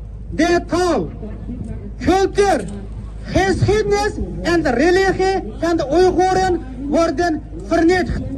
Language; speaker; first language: Dutch; non-native, fluent; Uyghur